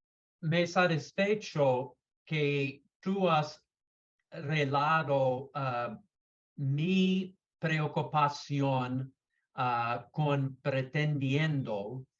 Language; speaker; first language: Spanish; non-native, learner; English